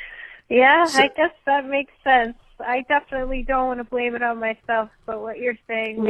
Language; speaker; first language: English; native; English